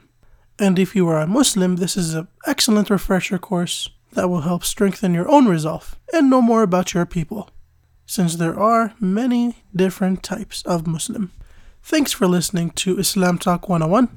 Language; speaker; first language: English; native; English